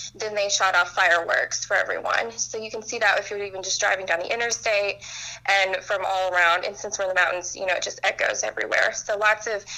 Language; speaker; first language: English; native; English